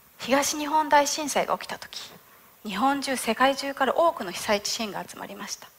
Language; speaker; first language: Japanese; native; Japanese